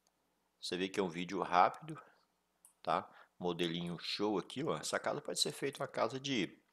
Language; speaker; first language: Portuguese; native; Portuguese